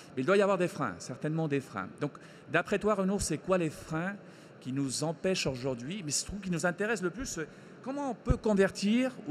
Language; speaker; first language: French; non-native, fluent; Spanish